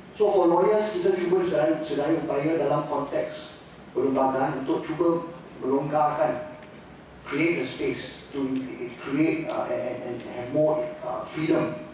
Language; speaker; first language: Malay; non-native, local second language; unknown